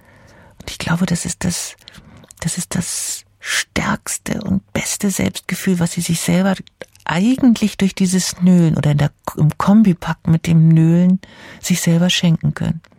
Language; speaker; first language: German; native; German